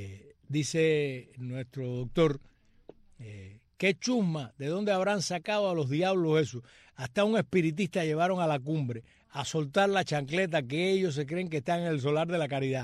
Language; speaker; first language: Spanish; native; Spanish